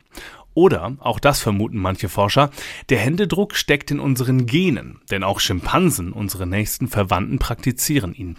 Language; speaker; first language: German; native; German